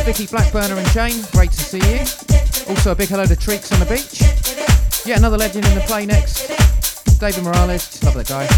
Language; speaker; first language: English; native; English